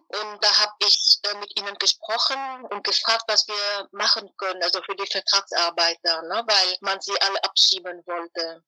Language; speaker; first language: German; non-native, fluent; Vietnamese